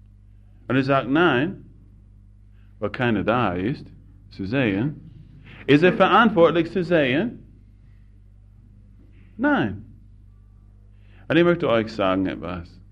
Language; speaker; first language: German; non-native, fluent; English